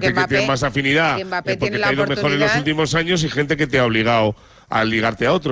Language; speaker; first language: Spanish; native; Spanish